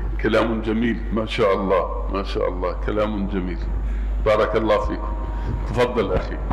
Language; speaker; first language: Arabic; non-native, fluent; Indonesian